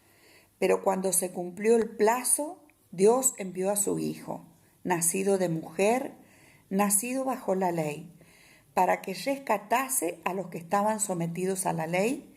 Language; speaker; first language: Spanish; native; Spanish